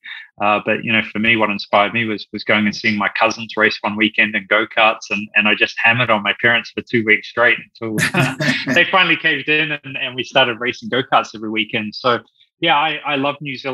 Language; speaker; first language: English; native; English